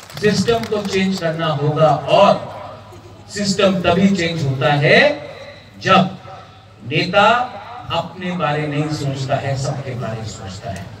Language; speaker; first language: Hindi; non-native, local second language; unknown